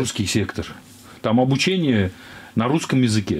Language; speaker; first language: Russian; native; Russian